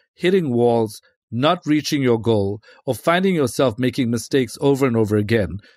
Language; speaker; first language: English; native; English